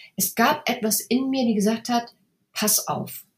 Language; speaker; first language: German; native; German